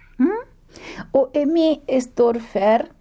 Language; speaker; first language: Swedish; non-native, fluent; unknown